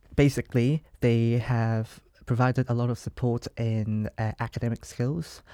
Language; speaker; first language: English; non-native, local second language; Cantonese